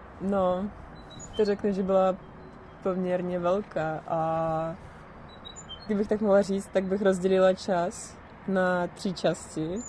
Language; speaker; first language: Czech; non-native, fluent; Russian